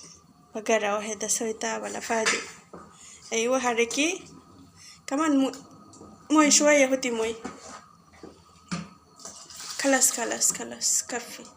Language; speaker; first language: Arabic; non-native, learner; Bangla